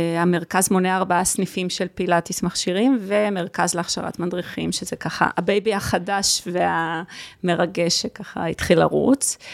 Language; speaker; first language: Hebrew; early bilingual, other home language; Russian